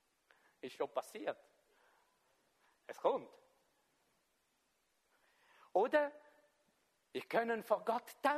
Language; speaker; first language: German; non-native, fluent; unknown